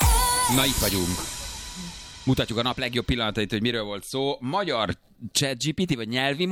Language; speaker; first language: Hungarian; native; Hungarian